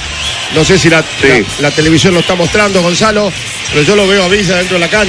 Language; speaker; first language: Spanish; native; Spanish